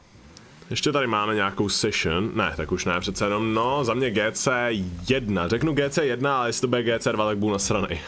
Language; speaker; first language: Czech; native; Czech